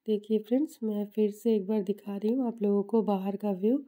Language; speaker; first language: Hindi; non-native, local second language; Bangla